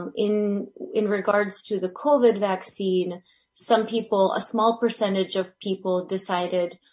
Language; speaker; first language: English; early bilingual, other home language; Russian